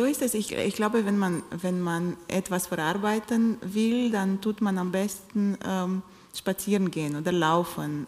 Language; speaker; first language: German; non-native, fluent; Romanian